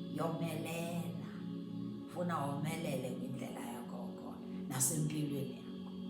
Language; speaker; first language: Xhosa; non-native, local second language; Zulu